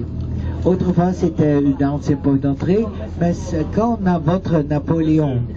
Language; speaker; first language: French; non-native, fluent; Dutch